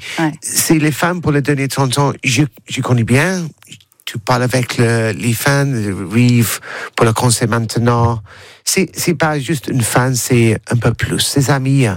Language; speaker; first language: French; non-native, learner; English